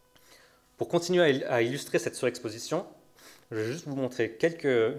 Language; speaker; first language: French; native; French